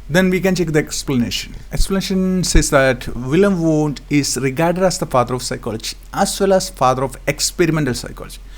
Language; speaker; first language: English; non-native, local second language; Malayalam